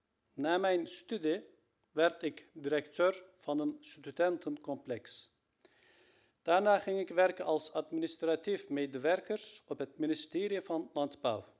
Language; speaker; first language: Dutch; non-native, fluent; Turkish